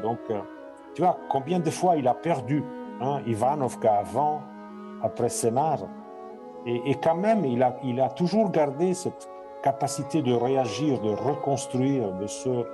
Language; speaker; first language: French; non-native, fluent; Italian